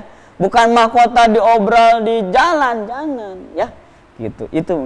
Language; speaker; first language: Indonesian; native; Indonesian